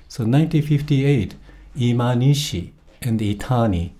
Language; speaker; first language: English; non-native, fluent; Japanese